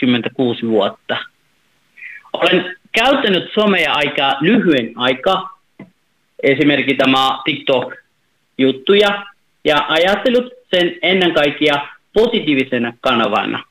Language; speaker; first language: Finnish; non-native, fluent; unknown